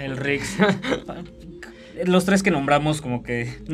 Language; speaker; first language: Spanish; native; Spanish